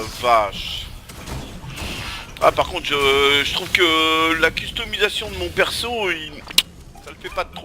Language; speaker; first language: French; native; French